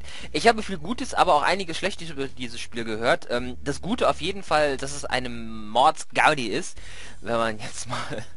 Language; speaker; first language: German; native; German